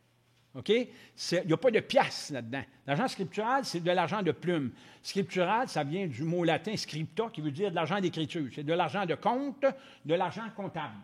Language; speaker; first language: French; native; French